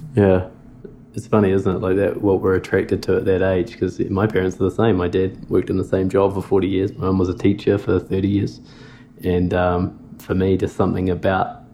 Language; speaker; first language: English; native; English